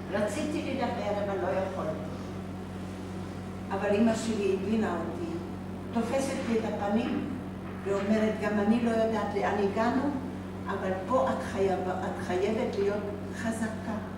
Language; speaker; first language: Hebrew; non-native, fluent; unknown